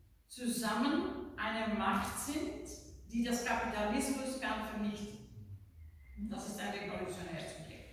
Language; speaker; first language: German; non-native, learner; Dutch